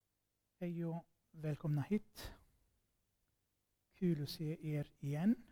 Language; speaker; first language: Swedish; non-native, fluent; Armenian